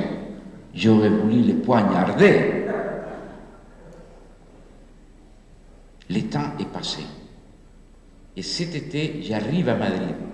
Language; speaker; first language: French; non-native, fluent; Spanish